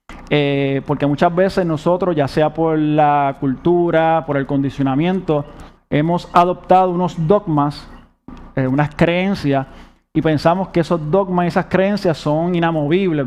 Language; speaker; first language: Spanish; native; Spanish